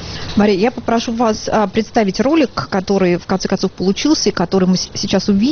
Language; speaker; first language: Russian; native; Russian